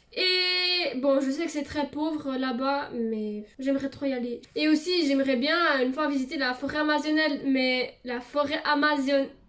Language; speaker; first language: French; early bilingual, other home language; Portuguese